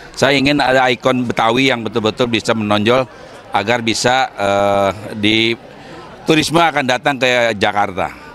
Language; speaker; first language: Indonesian; native; Indonesian